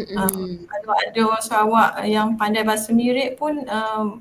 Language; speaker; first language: Malay; non-native, local second language; Māori